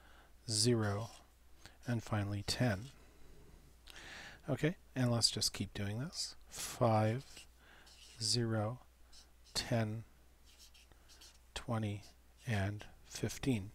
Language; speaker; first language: English; native; English